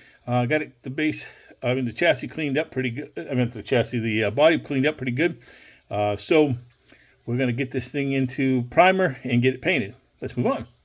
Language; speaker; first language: English; native; English